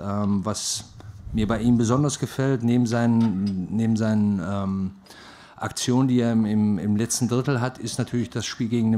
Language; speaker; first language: German; native; German